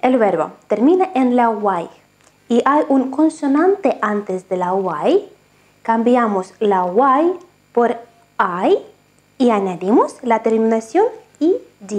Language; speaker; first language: Spanish; non-native, fluent; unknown